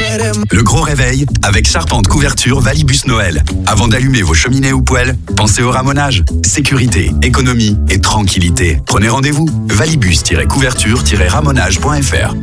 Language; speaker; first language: French; native; French